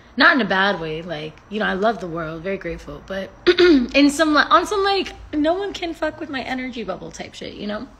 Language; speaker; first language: English; early bilingual, other home language; Spanish